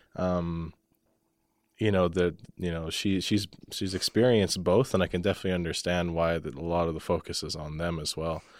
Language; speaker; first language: English; native; English